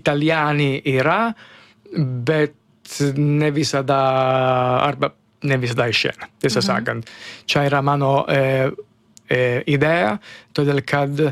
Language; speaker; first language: Lithuanian; non-native, learner; Italian